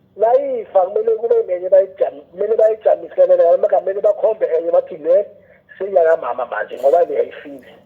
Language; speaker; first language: Zulu; non-native, local second language; South Ndebele